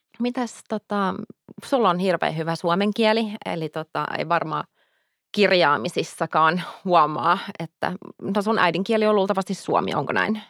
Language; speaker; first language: Finnish; early bilingual, heritage; Finnish